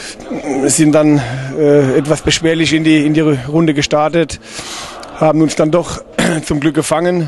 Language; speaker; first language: German; native; German